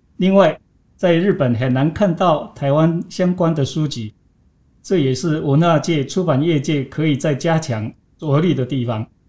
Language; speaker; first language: Chinese; native; Chinese